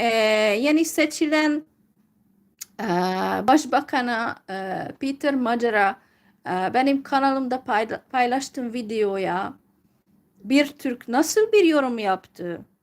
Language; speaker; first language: Turkish; non-native, fluent; Hungarian